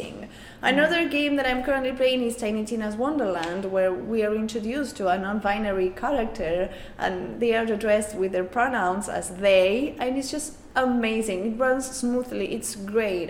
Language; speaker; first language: English; non-native, fluent; Spanish